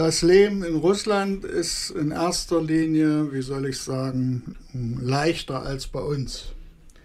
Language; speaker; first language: German; native; German